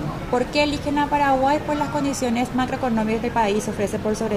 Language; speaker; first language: Spanish; native; Spanish